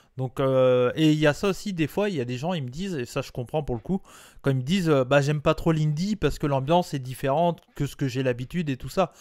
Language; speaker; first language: French; native; French